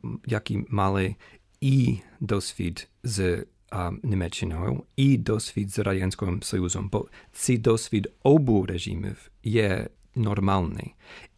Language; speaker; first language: Ukrainian; non-native, fluent; English